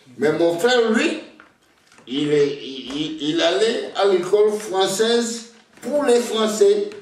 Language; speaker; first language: French; non-native, local second language; Ewe